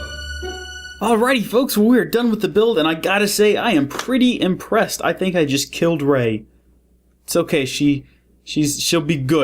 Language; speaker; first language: English; native; English